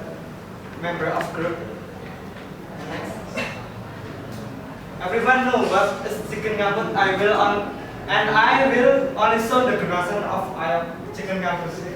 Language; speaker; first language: English; non-native, learner; Indonesian